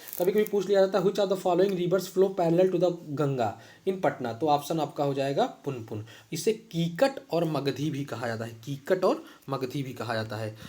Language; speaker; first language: Hindi; native; Hindi